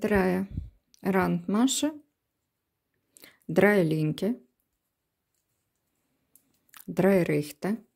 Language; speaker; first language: German; non-native, learner; Russian